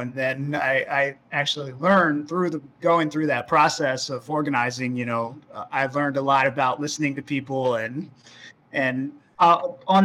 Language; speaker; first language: English; native; English